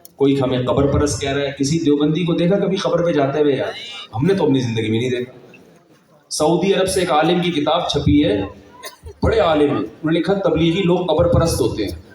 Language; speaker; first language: Urdu; native; Urdu